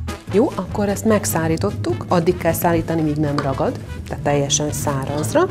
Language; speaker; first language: Hungarian; native; Hungarian